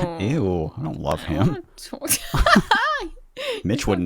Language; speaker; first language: English; native; English